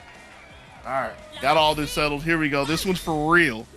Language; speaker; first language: English; native; English